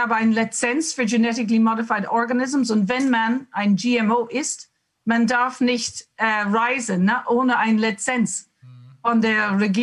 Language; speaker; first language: German; non-native, learner; English